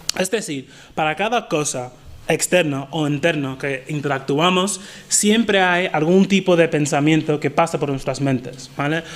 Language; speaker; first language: Spanish; non-native, fluent; English